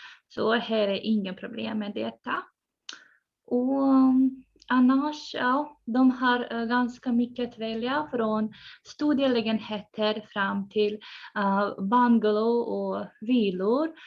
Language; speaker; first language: Swedish; non-native, fluent; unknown